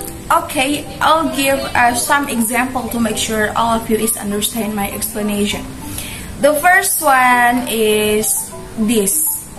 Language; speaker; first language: English; non-native, learner; Indonesian